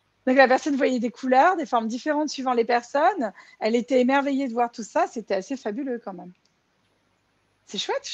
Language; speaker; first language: French; native; French